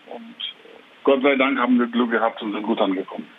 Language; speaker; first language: German; non-native, fluent; Ukrainian